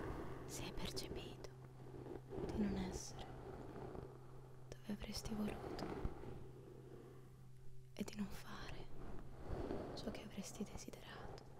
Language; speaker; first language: Italian; native; Italian